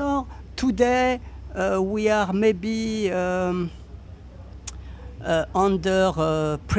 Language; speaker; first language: English; non-native, learner; French